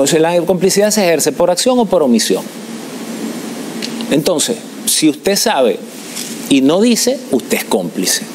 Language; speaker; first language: Spanish; native; Spanish